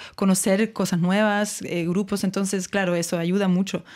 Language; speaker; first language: Spanish; non-native, fluent; French